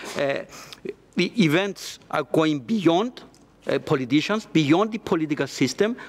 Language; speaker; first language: English; non-native, fluent; Greek